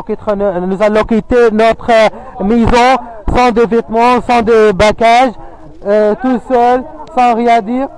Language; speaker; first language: French; non-native, fluent; Arabic